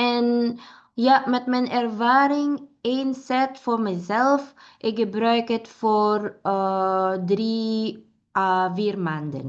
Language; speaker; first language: Dutch; non-native, learner; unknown